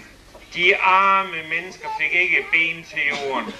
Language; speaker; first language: Danish; native; Danish